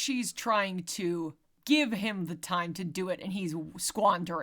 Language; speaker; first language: English; native; English